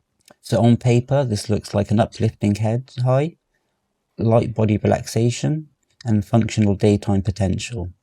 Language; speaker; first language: English; native; English